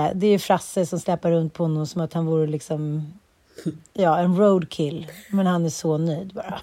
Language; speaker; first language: Swedish; native; Swedish